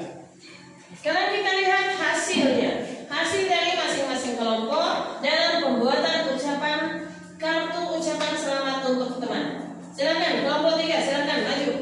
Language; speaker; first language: Indonesian; native; Indonesian